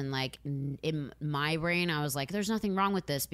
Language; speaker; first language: English; native; English